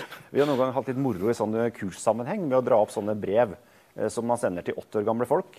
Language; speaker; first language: Norwegian; native; Norwegian